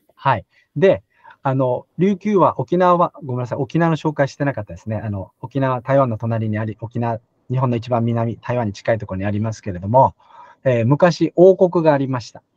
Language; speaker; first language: Japanese; native; Japanese